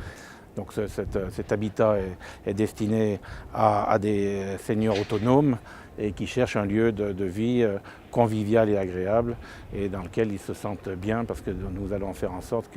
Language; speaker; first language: French; native; French